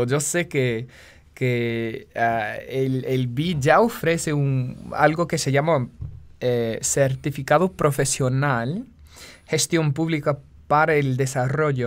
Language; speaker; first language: Spanish; non-native, fluent; English